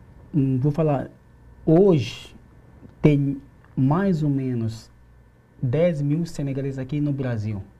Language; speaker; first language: Portuguese; non-native, learner; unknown